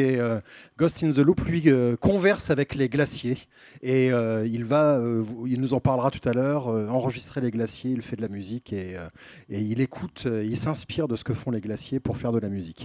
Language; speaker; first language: French; native; French